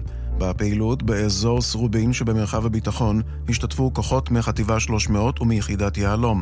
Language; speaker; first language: Hebrew; native; Hebrew